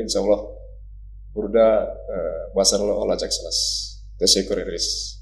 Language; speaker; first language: Turkish; non-native, learner; Indonesian